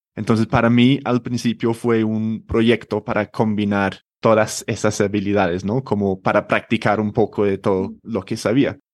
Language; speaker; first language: Spanish; non-native, fluent; English